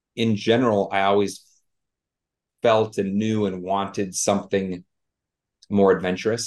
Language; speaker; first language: English; native; English